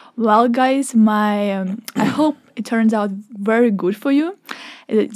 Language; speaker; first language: English; non-native, fluent; Ukrainian